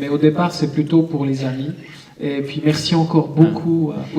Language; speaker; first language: French; native; French